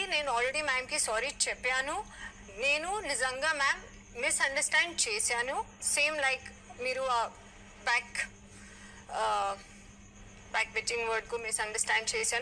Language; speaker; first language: Telugu; non-native, learner; Hindi